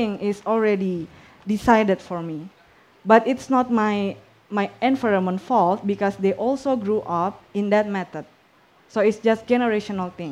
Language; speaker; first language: English; non-native, fluent; Indonesian